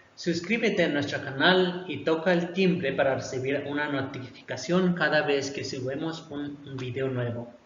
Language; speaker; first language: Spanish; non-native, local second language; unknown